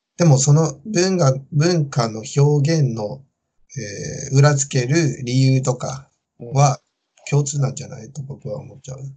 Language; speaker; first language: Japanese; non-native, fluent; Chinese